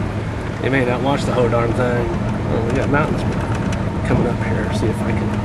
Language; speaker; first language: English; native; English